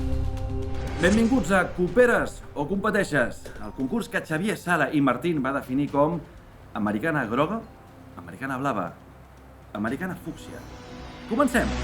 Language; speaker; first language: Catalan; native; Catalan